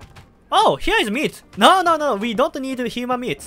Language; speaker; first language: English; non-native, learner; Japanese